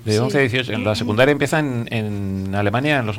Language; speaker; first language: Spanish; native; Spanish